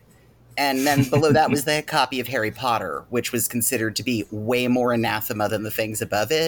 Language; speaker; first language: English; native; English